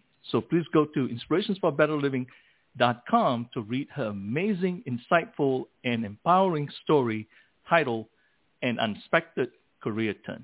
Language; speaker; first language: English; non-native, local second language; Min Nan Chinese